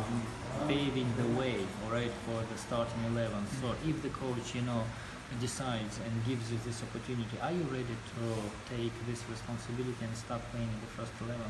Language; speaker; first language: English; non-native, fluent; Russian